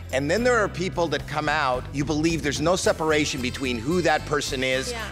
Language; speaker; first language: English; native; English